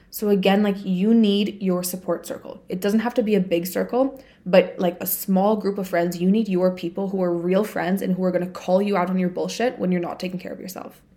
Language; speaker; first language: English; non-native, fluent; Bulgarian